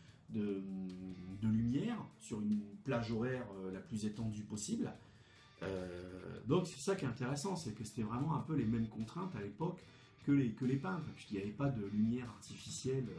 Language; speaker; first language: French; native; French